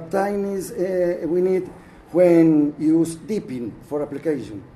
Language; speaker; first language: English; non-native, learner; Spanish